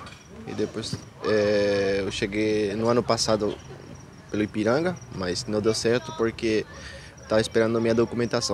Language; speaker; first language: Portuguese; non-native, fluent; Spanish